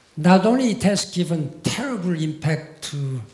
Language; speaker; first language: English; non-native, fluent; Korean